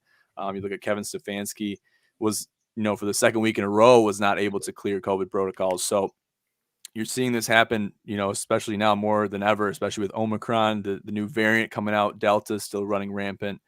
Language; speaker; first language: English; native; English